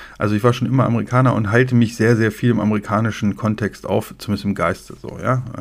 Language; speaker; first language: German; native; German